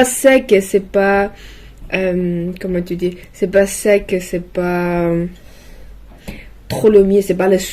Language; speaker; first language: French; non-native, learner; Chinese